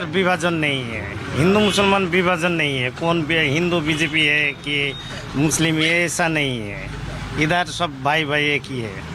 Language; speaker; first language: Hindi; non-native, local second language; Bangla